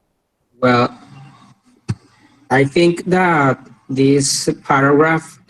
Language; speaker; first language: English; non-native, learner; Spanish